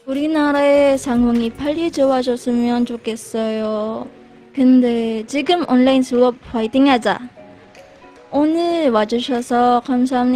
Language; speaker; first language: Korean; non-native, learner; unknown